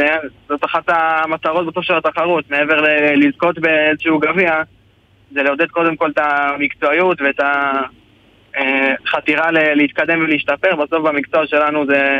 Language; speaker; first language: Hebrew; native; Hebrew